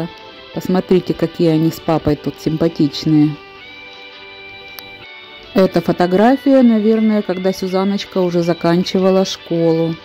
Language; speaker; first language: Russian; native; Russian